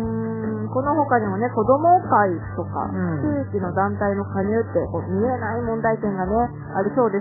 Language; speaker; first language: Japanese; native; Japanese